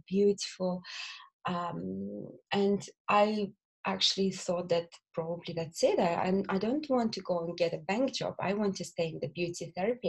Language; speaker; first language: English; non-native, fluent; Russian